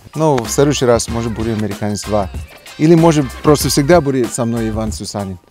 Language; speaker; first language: Russian; non-native, fluent; English